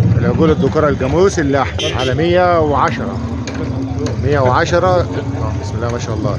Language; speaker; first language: Arabic; native; Arabic